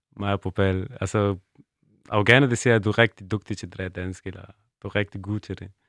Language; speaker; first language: Danish; non-native, learner; Persian